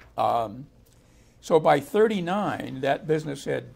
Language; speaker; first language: English; native; English